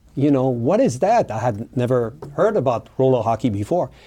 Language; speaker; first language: English; non-native, fluent; French